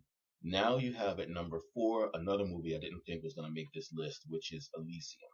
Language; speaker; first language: English; native; English